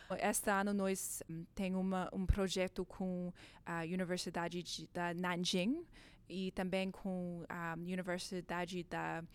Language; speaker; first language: Portuguese; non-native, learner; English